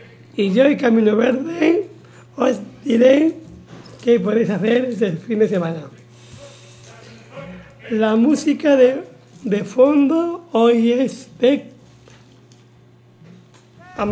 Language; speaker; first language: Spanish; native; Spanish